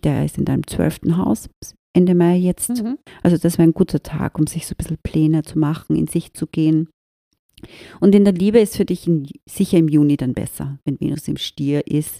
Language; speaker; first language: German; native; German